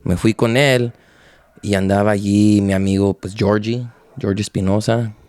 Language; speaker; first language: Spanish; early bilingual, heritage; Spanish